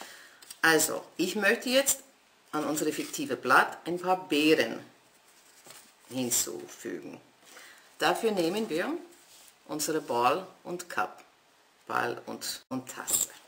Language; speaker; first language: German; non-native, fluent; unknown